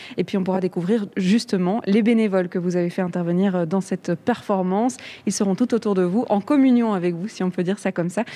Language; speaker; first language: French; native; French